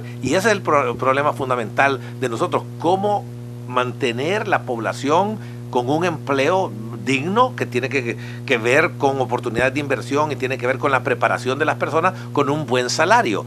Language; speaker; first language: Spanish; native; Spanish